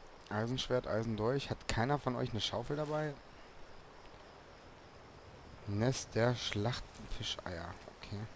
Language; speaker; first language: German; native; German